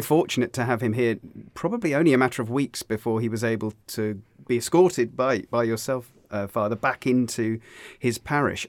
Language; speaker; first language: English; native; English